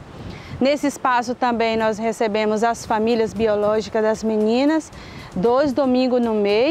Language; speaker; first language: Portuguese; native; Portuguese